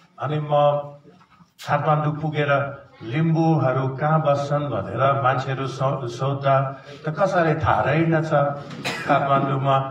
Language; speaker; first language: Nepali; non-native, fluent; Dutch